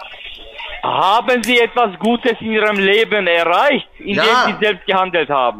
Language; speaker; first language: German; non-native, fluent; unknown